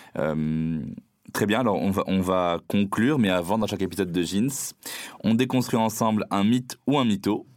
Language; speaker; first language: French; non-native, local second language; Arabic